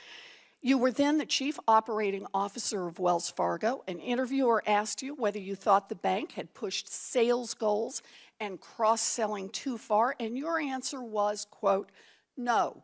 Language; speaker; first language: English; native; English